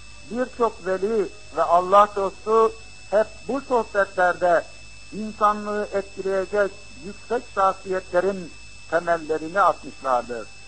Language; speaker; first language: Turkish; native; Turkish